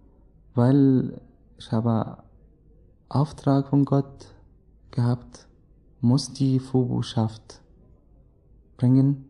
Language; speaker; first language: German; non-native, learner; Arabic